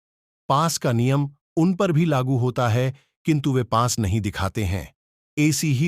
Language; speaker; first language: Hindi; native; Hindi